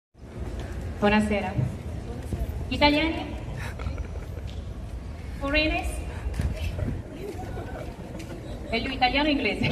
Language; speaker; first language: Italian; non-native, fluent; Korean